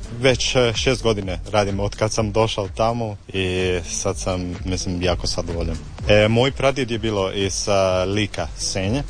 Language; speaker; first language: Croatian; early bilingual, heritage; Croatian